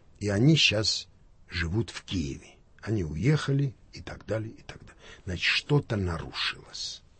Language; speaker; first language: Russian; non-native, local second language; Armenian